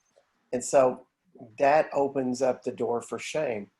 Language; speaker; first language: English; native; English